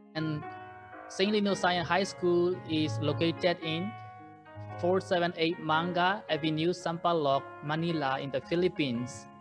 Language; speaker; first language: English; non-native, fluent; Burmese